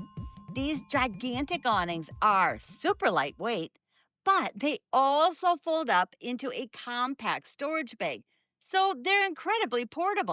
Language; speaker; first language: English; native; English